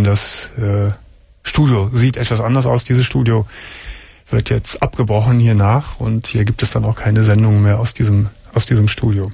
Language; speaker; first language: German; native; German